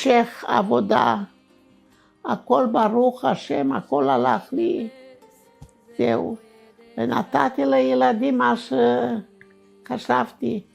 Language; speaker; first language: Hebrew; non-native, fluent; Romanian